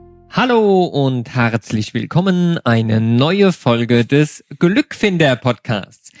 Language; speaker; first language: German; native; German